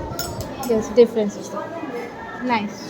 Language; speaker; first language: English; non-native, local second language; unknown